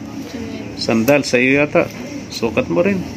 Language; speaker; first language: Filipino; native; Filipino